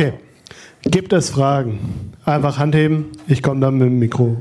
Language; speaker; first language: German; native; German